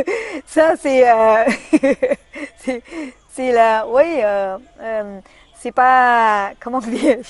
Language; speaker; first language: French; non-native, learner; Thai